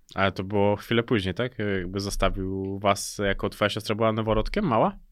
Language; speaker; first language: Polish; native; Polish